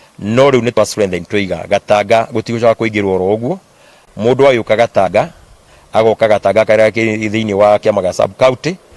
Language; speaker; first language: Kikuyu; native; Kikuyu